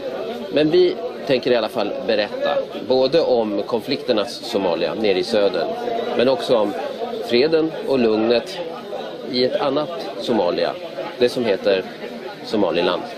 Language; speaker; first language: Swedish; native; Swedish